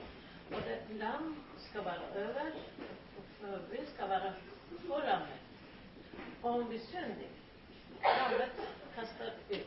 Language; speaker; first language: Swedish; non-native, learner; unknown